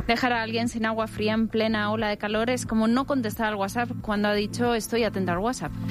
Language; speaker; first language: Spanish; native; Spanish